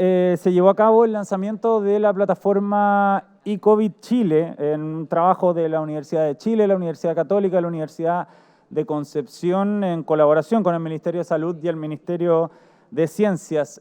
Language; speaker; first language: Spanish; native; Spanish